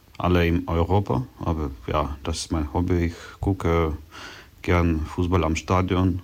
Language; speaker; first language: German; non-native, learner; Ukrainian